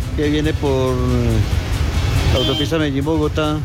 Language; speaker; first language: Spanish; native; Spanish